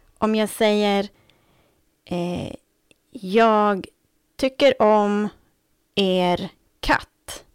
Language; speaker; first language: Swedish; native; Swedish